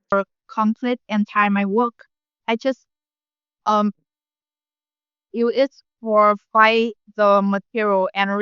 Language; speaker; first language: English; non-native, learner; Vietnamese